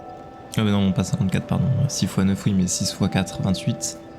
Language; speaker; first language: French; native; French